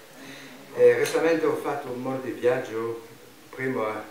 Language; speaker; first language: Italian; non-native, learner; French